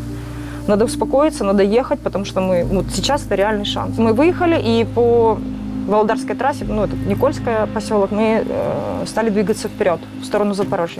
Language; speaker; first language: Russian; native; Russian